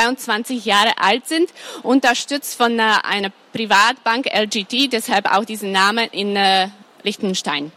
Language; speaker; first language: German; non-native, fluent; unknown